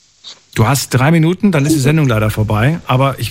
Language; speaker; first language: German; native; German